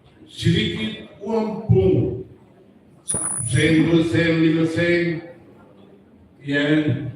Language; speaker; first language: Indonesian; non-native, fluent; German